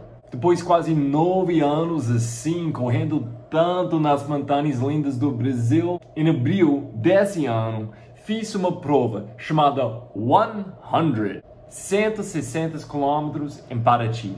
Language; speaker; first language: Portuguese; non-native, fluent; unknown